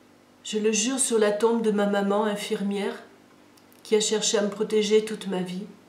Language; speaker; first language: French; native; French